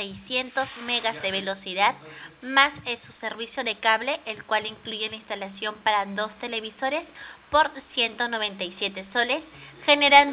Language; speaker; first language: Spanish; native; Spanish